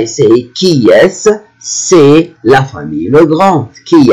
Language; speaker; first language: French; non-native, fluent; Arabic